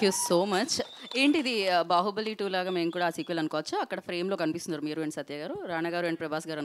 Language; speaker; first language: Telugu; native; Telugu